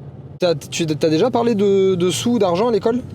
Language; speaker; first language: French; native; French